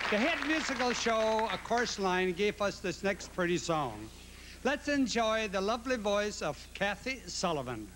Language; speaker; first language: English; native; English